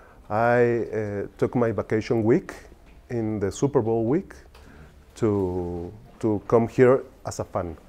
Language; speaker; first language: English; non-native, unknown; Spanish